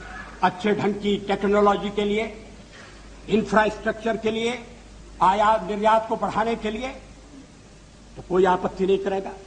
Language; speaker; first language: Hindi; native; Hindi